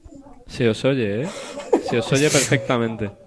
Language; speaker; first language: Spanish; native; Spanish